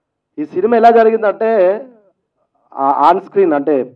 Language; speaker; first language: Telugu; native; Telugu